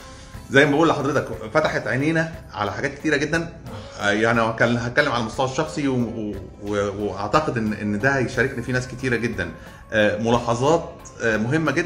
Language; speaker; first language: Arabic; native; Arabic